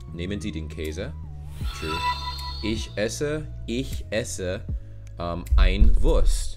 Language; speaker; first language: German; non-native, learner; English